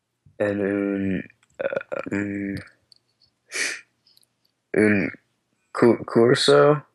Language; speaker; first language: Spanish; non-native, learner; English